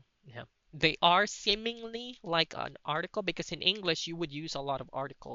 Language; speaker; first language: English; non-native, local second language; Cebuano